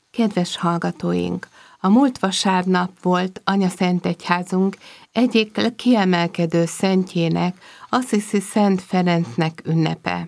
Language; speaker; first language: Hungarian; native; Hungarian